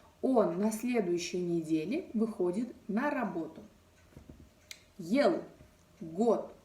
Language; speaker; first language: Russian; non-native, local second language; Bashkir